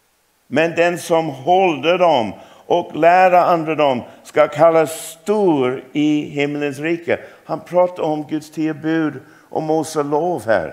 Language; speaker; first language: Swedish; non-native, fluent; English